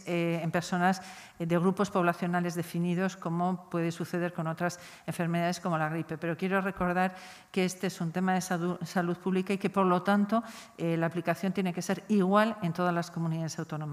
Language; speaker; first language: Spanish; native; Spanish